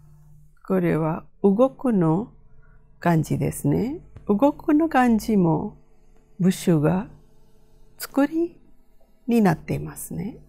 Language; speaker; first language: Japanese; non-native, fluent; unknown